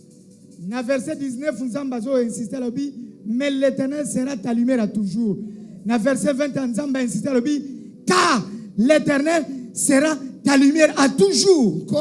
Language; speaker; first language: French; non-native, local second language; Lingala